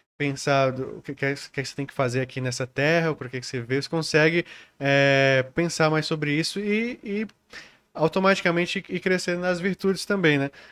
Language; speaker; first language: Portuguese; native; Portuguese